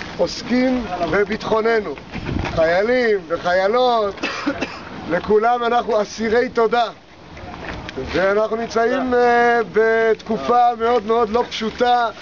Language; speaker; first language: Hebrew; native; Hebrew